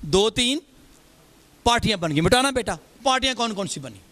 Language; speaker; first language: Urdu; non-native, local second language; Punjabi